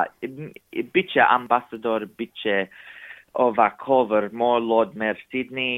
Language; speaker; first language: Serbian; early bilingual, heritage; English